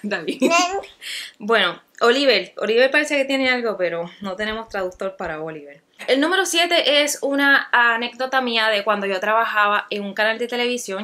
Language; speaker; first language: Spanish; native; Spanish